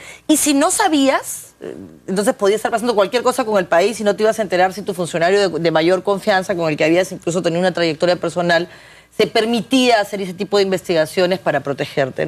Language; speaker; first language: Spanish; native; Spanish